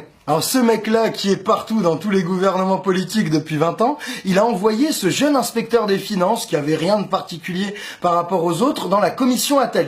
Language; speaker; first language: French; native; French